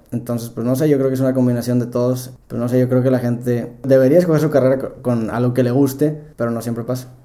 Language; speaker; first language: Spanish; native; Spanish